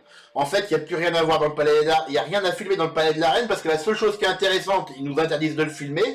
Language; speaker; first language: French; native; French